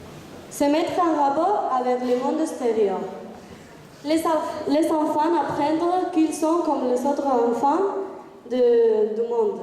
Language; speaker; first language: French; non-native, learner; Spanish